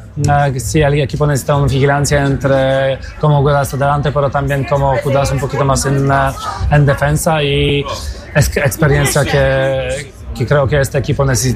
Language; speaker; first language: Spanish; non-native, fluent; Polish